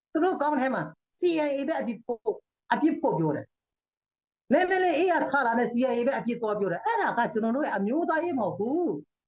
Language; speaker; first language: Burmese; non-native, local second language; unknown